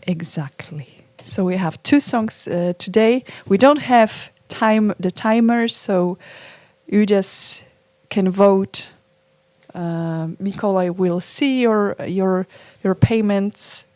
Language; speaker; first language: English; non-native, fluent; Polish